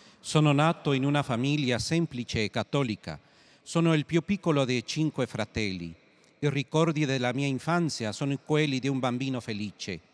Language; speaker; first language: Italian; non-native, learner; Spanish